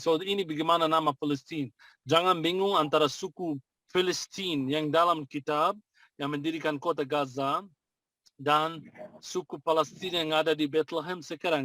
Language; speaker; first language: Indonesian; non-native, fluent; Arabic